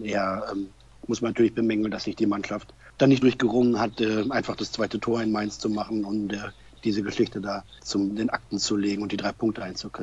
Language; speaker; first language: German; native; German